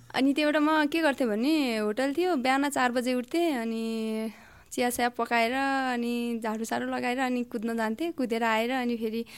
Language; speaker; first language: Nepali; native; Nepali